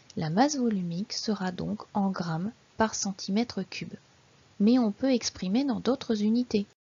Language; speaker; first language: French; native; French